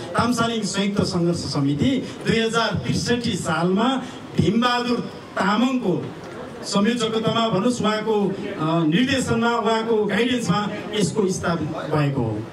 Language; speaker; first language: Nepali; non-native, local second language; Eastern Tamang